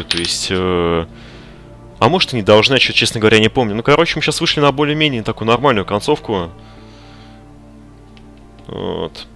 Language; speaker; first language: Russian; native; Russian